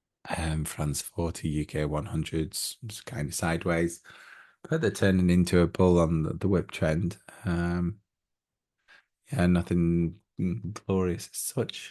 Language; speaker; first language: English; native; English